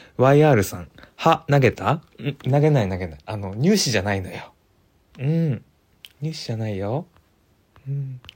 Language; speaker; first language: Japanese; native; Japanese